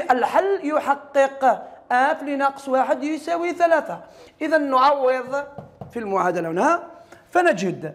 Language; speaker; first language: Arabic; native; Arabic